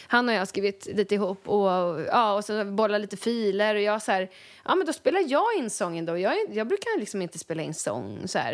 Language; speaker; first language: Swedish; native; Swedish